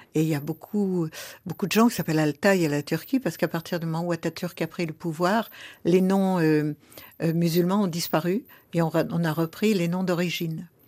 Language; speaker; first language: French; early bilingual, other home language; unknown